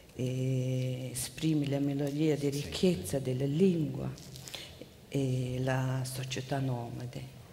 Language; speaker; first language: Italian; non-native, learner; Mongolian